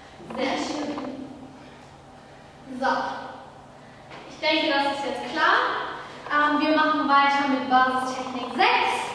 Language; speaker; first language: German; native; German